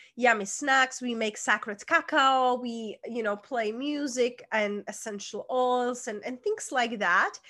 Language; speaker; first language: English; non-native, fluent; Czech